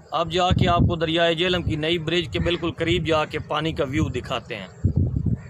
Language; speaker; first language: Urdu; non-native, local second language; Punjabi